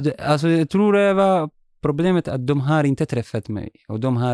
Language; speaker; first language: Swedish; non-native, learner; Arabic